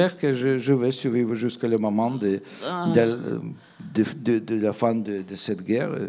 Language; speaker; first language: French; non-native, fluent; Russian